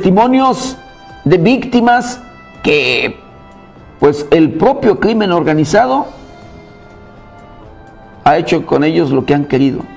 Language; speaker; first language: Spanish; native; Spanish